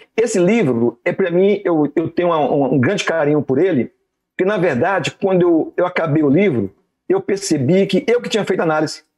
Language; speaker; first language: Portuguese; native; Portuguese